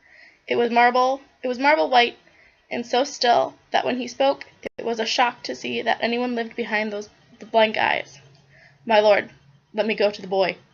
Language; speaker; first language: English; native; English